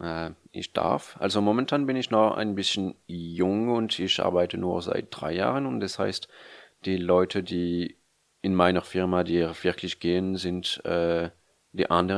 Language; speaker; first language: German; non-native, fluent; French